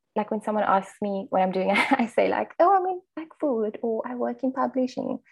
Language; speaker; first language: English; native; English